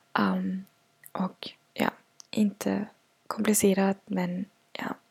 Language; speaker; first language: Swedish; non-native, fluent; German